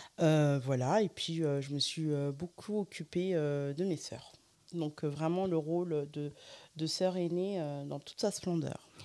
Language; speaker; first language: French; early bilingual, other home language; Fula